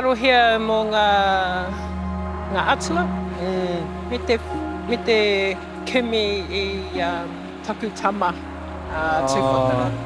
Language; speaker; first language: Māori; non-native, local second language; English